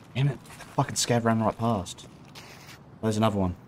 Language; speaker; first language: English; native; English